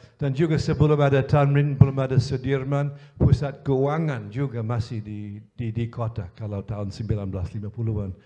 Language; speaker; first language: Malay; non-native, fluent; English